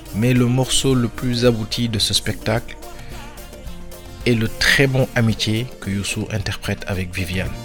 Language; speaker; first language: French; non-native, local second language; Wolof